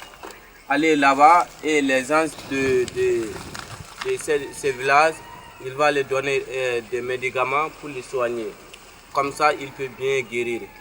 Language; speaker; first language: French; non-native, learner; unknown